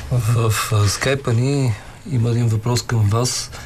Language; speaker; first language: Bulgarian; native; Bulgarian